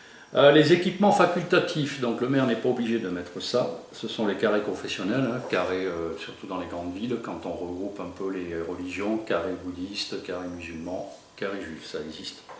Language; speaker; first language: French; native; French